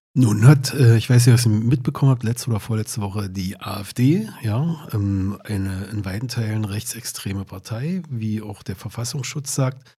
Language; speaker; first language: German; native; German